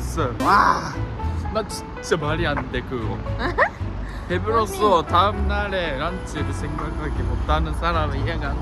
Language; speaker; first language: Korean; non-native, learner; Japanese